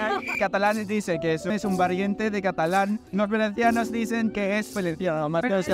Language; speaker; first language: Spanish; non-native, fluent; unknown